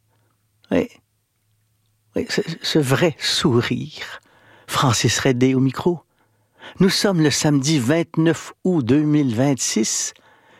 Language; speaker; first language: French; native; French